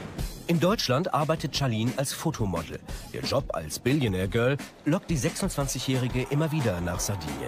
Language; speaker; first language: German; native; German